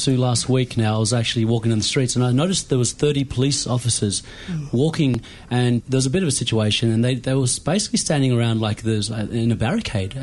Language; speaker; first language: English; native; English